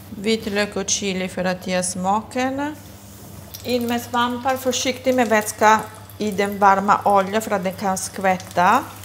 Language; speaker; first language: Swedish; non-native, fluent; Italian